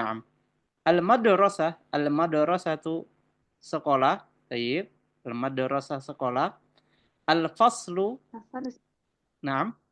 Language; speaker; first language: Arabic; non-native, fluent; Indonesian